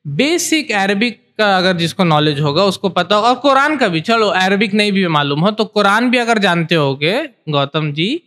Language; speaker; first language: Hindi; native; Hindi